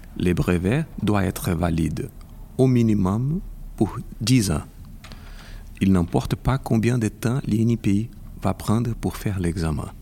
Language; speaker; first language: French; non-native, fluent; Portuguese